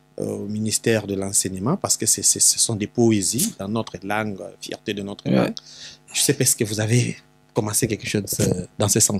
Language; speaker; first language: French; non-native, local second language; Lingala